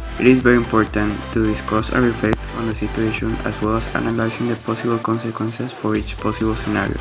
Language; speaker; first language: English; non-native, local second language; Spanish